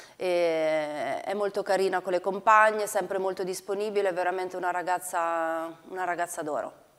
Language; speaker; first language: Italian; native; Italian